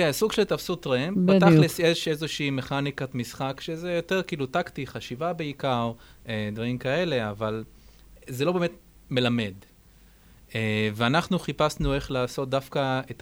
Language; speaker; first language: Hebrew; native; Hebrew